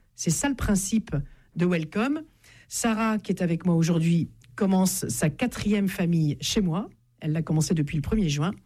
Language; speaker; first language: French; native; French